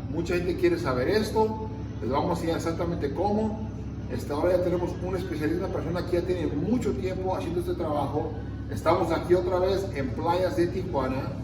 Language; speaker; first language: Spanish; early bilingual, other home language; English